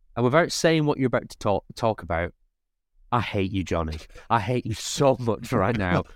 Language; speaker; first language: English; native; English